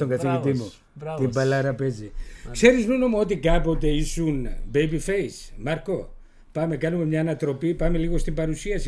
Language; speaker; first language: Greek; native; Greek